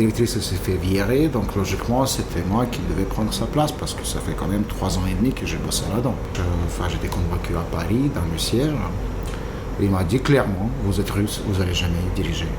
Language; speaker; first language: French; non-native, fluent; Russian